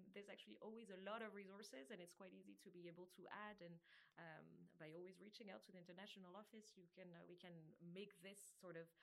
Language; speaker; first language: English; non-native, fluent; French